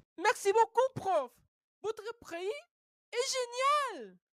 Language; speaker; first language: French; non-native, learner; Spanish